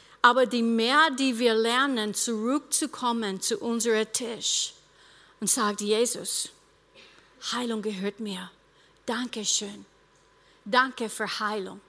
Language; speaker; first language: German; non-native, fluent; English